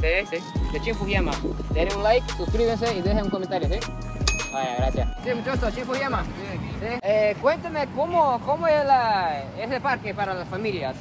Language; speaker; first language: Spanish; non-native, fluent; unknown